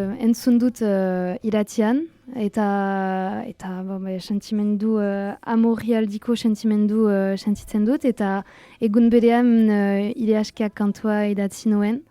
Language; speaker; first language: Basque; non-native, local second language; French